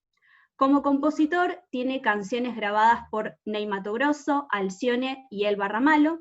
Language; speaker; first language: Spanish; native; Spanish